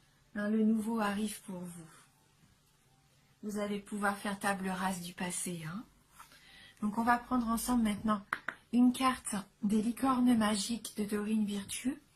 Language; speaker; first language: French; native; French